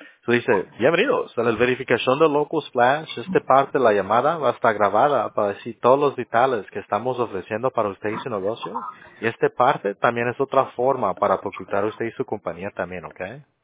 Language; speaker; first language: Spanish; early bilingual, other home language; English